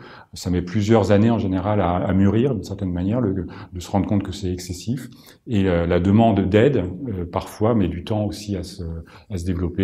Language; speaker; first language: French; native; French